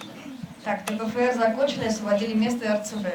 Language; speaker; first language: Russian; native; Russian